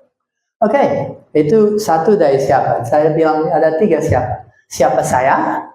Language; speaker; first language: Indonesian; non-native, fluent; English